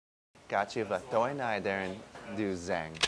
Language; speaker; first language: Vietnamese; early bilingual, heritage; Vietnamese